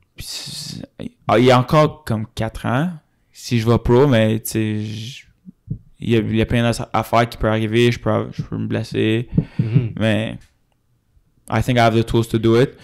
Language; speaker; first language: French; native; French